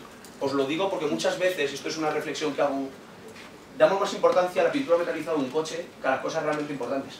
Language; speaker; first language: Spanish; native; Spanish